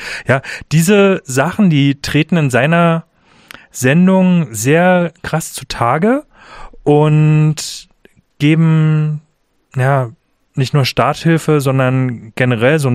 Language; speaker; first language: German; native; German